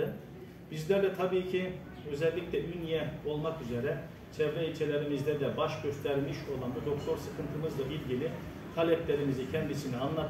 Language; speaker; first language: Turkish; native; Turkish